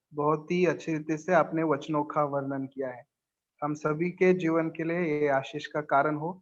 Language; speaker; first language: Hindi; non-native, local second language; Marathi